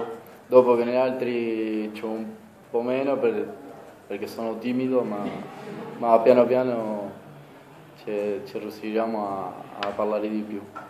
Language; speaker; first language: Italian; non-native, fluent; Spanish